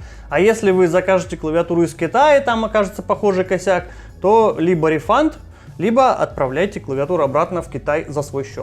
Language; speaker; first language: Russian; native; Russian